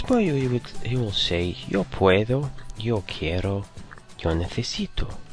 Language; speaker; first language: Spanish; non-native, fluent; English